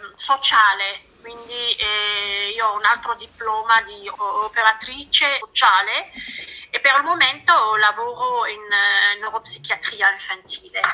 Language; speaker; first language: Italian; non-native, fluent; Arabic